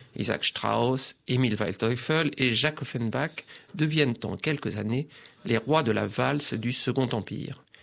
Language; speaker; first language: French; native; French